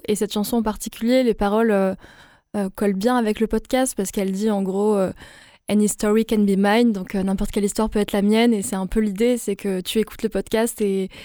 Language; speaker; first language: French; non-native, local second language; Arabic